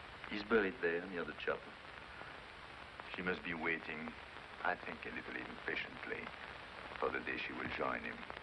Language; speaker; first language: English; non-native, fluent; French